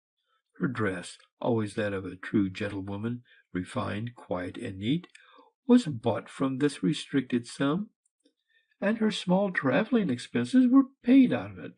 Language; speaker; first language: English; native; English